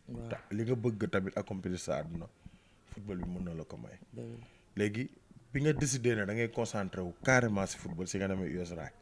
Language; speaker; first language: Wolof; native; Wolof